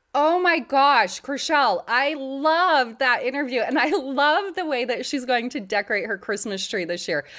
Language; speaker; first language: English; non-native, fluent; Danish